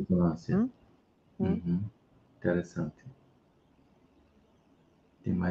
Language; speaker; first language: Spanish; non-native, learner; Portuguese